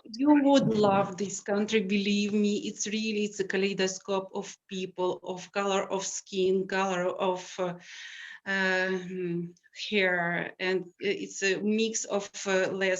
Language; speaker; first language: English; non-native, learner; Russian